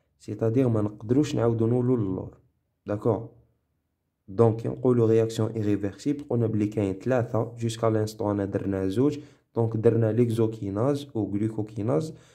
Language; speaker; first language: French; non-native, local second language; Arabic